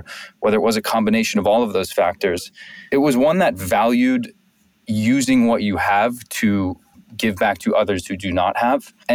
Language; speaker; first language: English; native; English